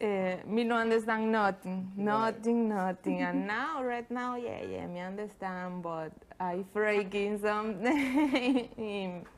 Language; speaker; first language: English; non-native, learner; Spanish